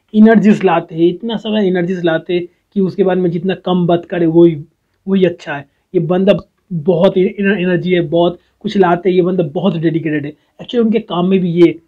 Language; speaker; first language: Hindi; non-native, local second language; Bangla